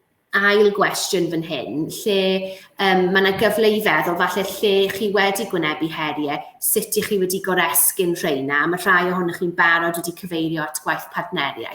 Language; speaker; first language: Welsh; native; Welsh